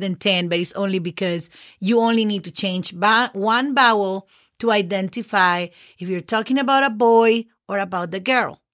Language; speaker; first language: English; non-native, fluent; Spanish